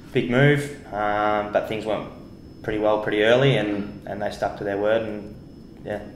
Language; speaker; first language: English; native; English